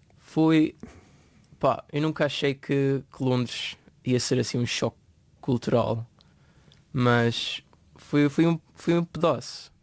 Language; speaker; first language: Portuguese; native; Portuguese